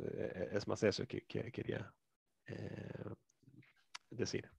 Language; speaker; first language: Spanish; non-native, fluent; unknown